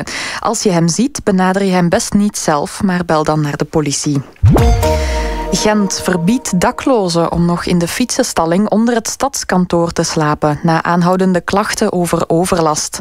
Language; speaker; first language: Dutch; native; Dutch